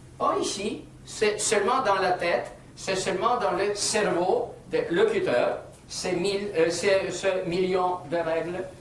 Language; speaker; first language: French; non-native, fluent; Russian